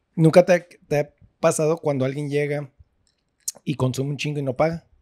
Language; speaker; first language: Spanish; early bilingual, heritage; Spanish